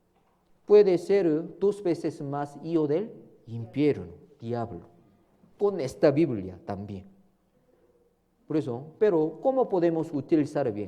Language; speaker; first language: Spanish; non-native, learner; Korean